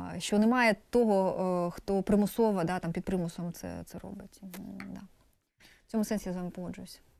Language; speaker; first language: Ukrainian; non-native, local second language; Russian